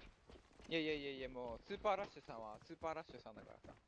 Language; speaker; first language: Japanese; native; Japanese